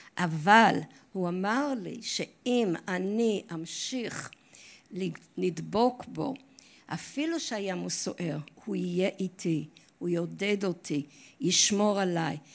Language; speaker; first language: Hebrew; non-native, fluent; English